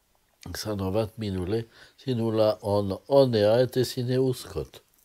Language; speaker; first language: Finnish; non-native, fluent; French